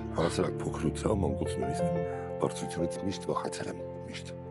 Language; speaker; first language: Armenian; native; Armenian